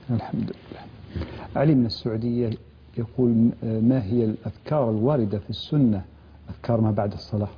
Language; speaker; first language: Arabic; native; Arabic